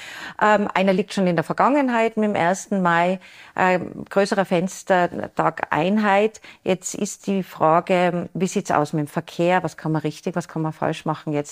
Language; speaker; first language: German; native; German